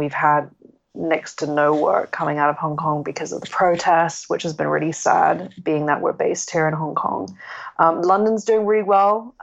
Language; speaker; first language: English; non-native, local second language; Cantonese